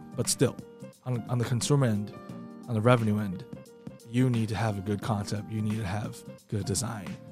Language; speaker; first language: English; non-native, fluent; Chinese